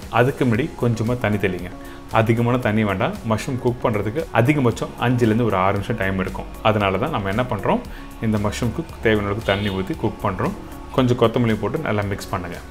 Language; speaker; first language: Tamil; native; Tamil